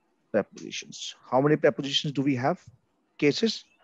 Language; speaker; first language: English; non-native, local second language; Hindi